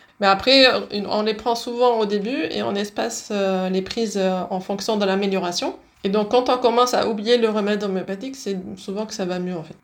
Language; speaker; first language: French; early bilingual, other home language; Dutch